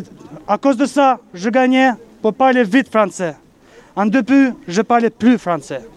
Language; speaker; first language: French; non-native, learner; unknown